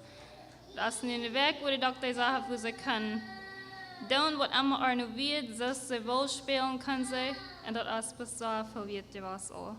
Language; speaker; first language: German; non-native, learner; Low German